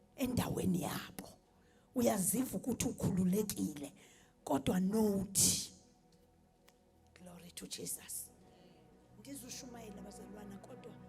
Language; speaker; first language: Zulu; non-native, local second language; Xhosa